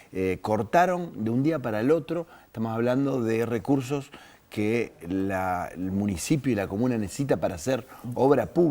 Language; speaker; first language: Spanish; native; Spanish